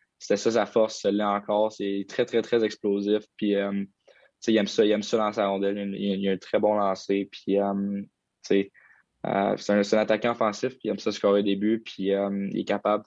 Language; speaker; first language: French; native; French